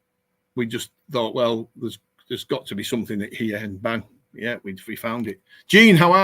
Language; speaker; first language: English; native; English